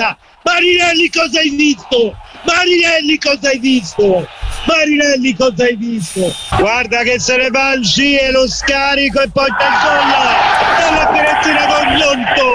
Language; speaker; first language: Italian; native; Italian